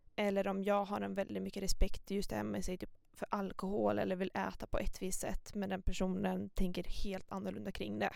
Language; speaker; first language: Swedish; early bilingual, other home language; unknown